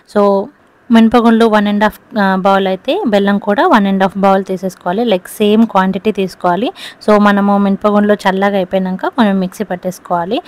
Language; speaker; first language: Telugu; non-native, local second language; Lambadi